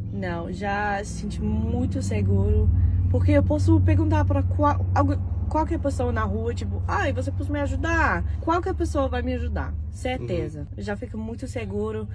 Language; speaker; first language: Portuguese; non-native, learner; English